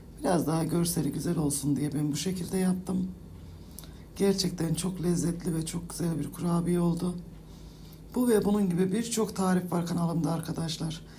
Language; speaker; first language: Turkish; native; Turkish